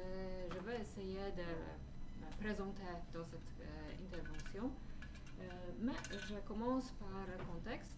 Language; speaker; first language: French; non-native, fluent; Polish